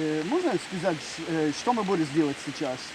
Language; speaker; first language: Russian; non-native, learner; English